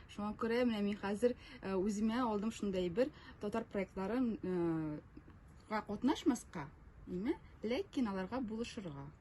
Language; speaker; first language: Tatar; non-native, local second language; Russian